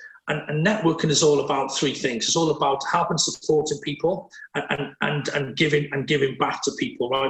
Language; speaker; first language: English; native; English